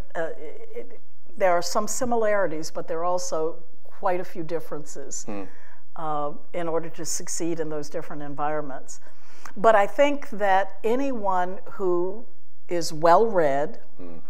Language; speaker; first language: English; native; English